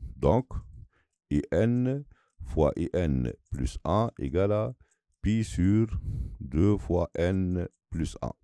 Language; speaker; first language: French; non-native, local second language; Arabic